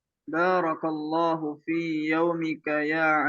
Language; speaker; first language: Arabic; non-native, learner; Indonesian